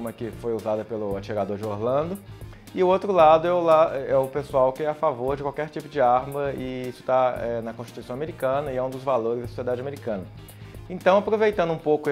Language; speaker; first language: Portuguese; native; Portuguese